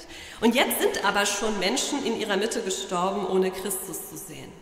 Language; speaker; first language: German; native; German